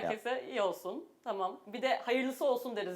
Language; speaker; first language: Turkish; native; Turkish